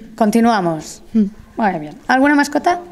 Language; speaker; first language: Spanish; native; Spanish